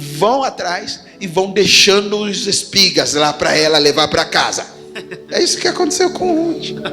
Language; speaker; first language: Portuguese; non-native, fluent; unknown